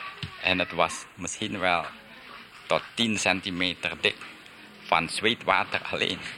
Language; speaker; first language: Dutch; early bilingual, heritage; Dutch